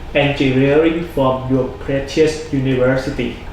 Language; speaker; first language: English; non-native, fluent; Thai